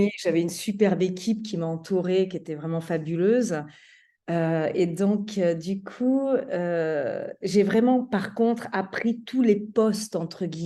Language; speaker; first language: French; native; French